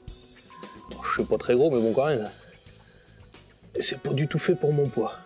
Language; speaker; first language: French; native; French